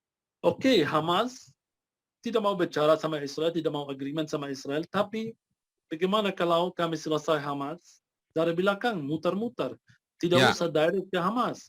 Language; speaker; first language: Indonesian; non-native, fluent; Arabic